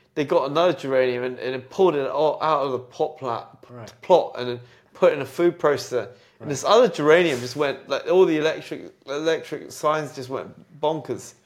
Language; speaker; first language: English; native; English